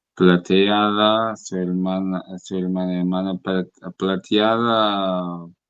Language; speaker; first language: Spanish; non-native, learner; Portuguese